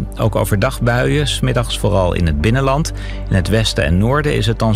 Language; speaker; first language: Dutch; native; Dutch